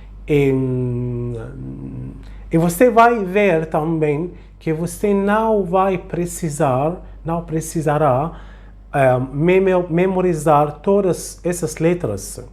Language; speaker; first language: Portuguese; non-native, fluent; Arabic